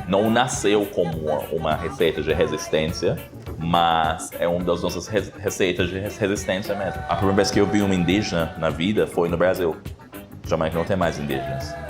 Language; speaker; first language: Portuguese; non-native, fluent; English